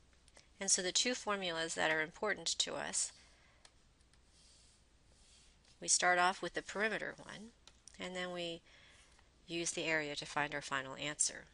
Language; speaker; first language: English; native; English